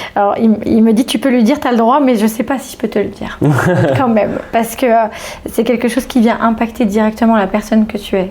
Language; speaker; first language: French; early bilingual, other home language; Portuguese